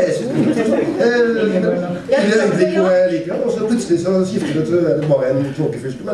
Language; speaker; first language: Norwegian; native; Norwegian